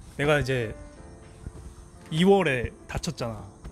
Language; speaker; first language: Korean; early bilingual, heritage; Korean